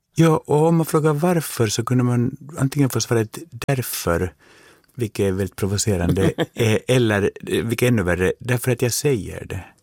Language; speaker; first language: Swedish; native; Swedish